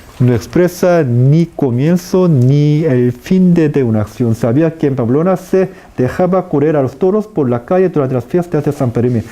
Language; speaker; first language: Spanish; non-native, fluent; Korean